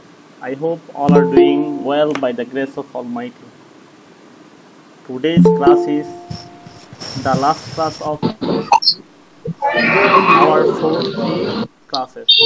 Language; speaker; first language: English; non-native, fluent; Bangla